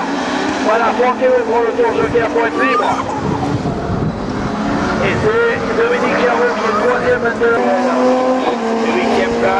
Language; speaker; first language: French; native; French